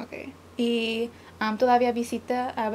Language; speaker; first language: Spanish; early bilingual, other home language; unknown